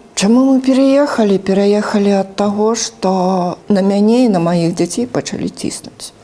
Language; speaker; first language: Belarusian; native; Belarusian